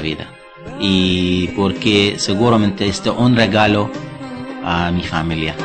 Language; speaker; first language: Spanish; non-native, learner; Arabic